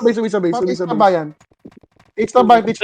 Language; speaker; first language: Filipino; native; Filipino